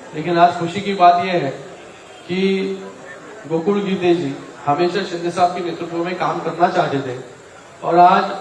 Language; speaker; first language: Hindi; non-native, local second language; Marathi